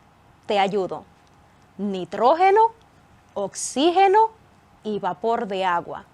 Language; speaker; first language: Spanish; native; Spanish